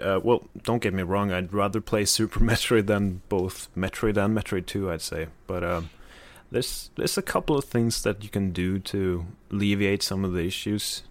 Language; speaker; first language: English; non-native, fluent; Norwegian